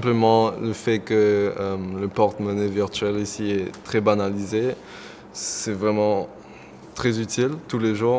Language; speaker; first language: French; non-native, local second language; Morisyen